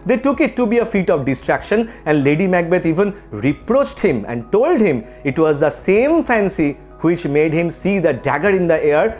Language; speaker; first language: English; non-native, local second language; Bangla